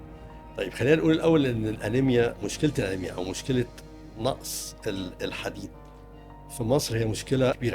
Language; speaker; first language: Arabic; native; Arabic